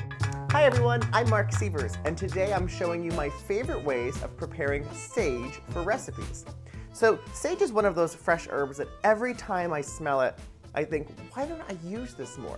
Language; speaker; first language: English; native; English